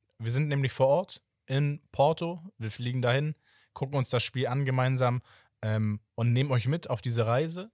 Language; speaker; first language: German; early bilingual, other home language; Portuguese